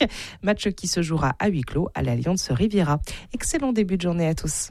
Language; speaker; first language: French; native; French